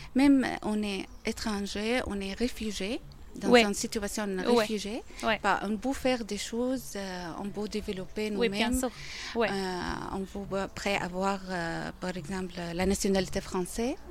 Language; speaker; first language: French; non-native, learner; Arabic